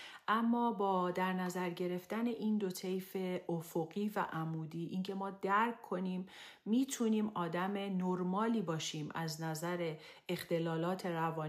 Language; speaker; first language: Persian; native; Persian